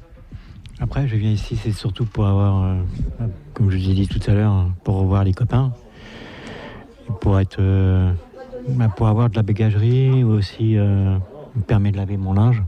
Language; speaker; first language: French; native; French